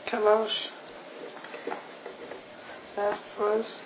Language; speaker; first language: French; non-native, learner; English